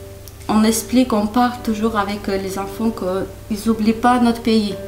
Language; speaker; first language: French; non-native, learner; Kurdish